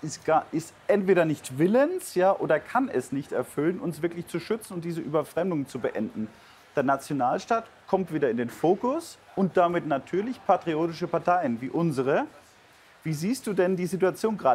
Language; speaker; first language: German; native; German